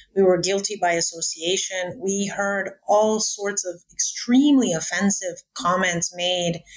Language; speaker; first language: English; native; English